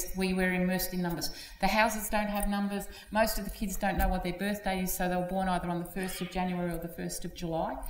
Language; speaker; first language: English; native; English